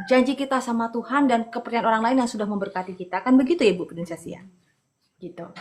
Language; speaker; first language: Indonesian; non-native, local second language; Madurese